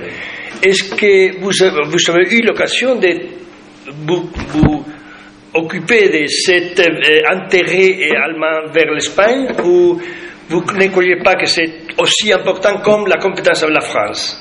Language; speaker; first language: French; non-native, fluent; Spanish